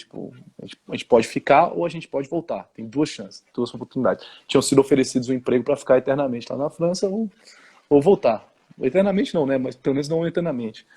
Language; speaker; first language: Portuguese; early bilingual, heritage; Portuguese